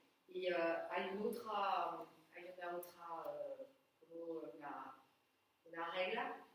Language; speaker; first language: Spanish; non-native, learner; French